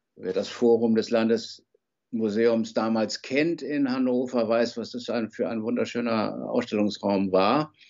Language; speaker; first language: German; native; German